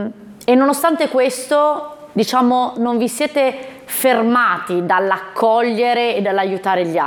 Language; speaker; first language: Italian; native; Italian